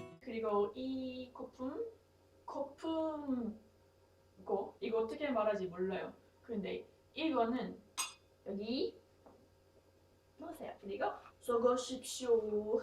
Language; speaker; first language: Korean; non-native, learner; English